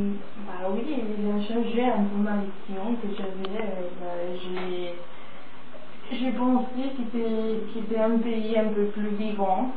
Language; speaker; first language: French; non-native, fluent; Spanish